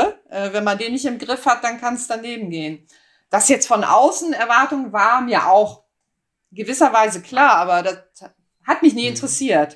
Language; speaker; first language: German; native; German